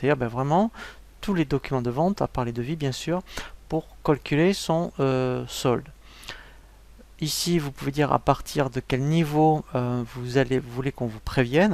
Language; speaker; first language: French; native; French